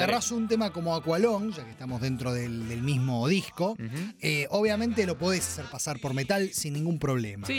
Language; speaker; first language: Spanish; native; Spanish